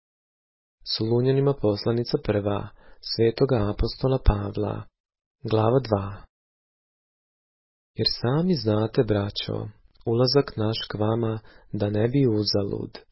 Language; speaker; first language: Croatian; native; Croatian